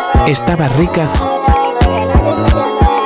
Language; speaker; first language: Spanish; native; Spanish